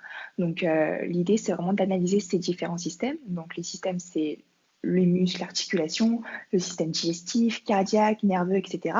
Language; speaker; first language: French; native; French